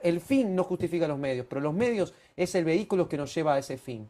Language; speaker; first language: Spanish; native; Spanish